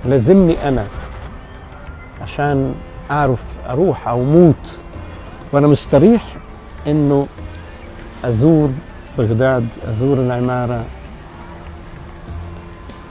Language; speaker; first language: Arabic; early bilingual, heritage; Arabic